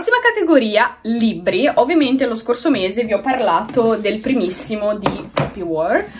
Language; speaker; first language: Italian; early bilingual, other home language; Romanian